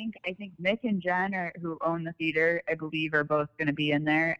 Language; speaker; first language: English; native; English